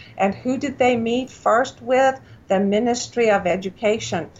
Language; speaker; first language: English; non-native, fluent; Romanian